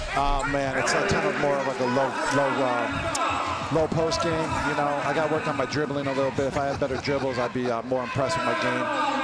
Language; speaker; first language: English; native; English